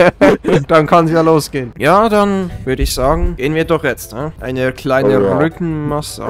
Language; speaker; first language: German; native; German